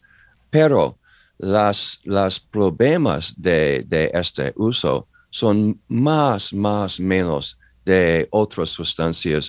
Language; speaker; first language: Spanish; non-native, learner; English